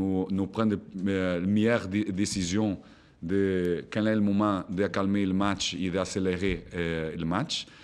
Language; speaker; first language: French; non-native, fluent; Portuguese